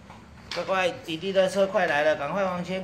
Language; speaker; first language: Chinese; native; Chinese